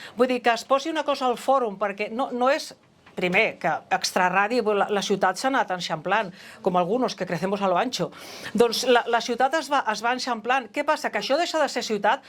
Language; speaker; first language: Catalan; non-native, local second language; Spanish